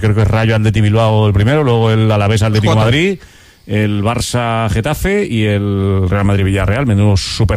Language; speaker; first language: Spanish; native; Spanish